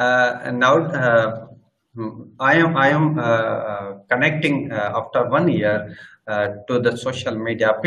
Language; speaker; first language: English; non-native, learner; Sindhi